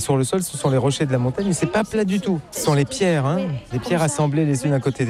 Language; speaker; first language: French; native; French